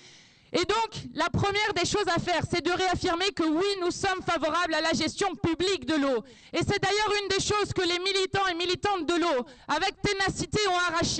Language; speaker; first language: French; native; French